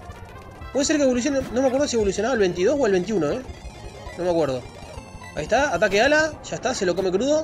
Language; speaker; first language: Spanish; native; Spanish